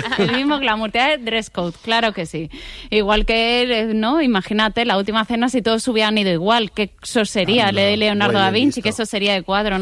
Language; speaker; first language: Spanish; native; Spanish